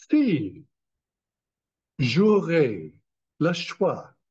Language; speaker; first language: French; non-native, learner; English